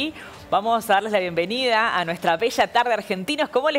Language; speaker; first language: Spanish; native; Spanish